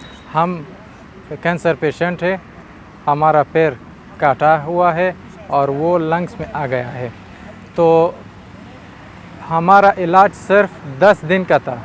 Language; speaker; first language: Hindi; non-native, fluent; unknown